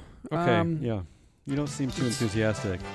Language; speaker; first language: English; native; English